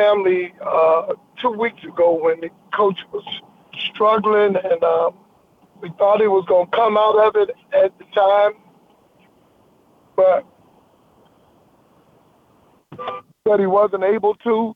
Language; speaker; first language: English; native; English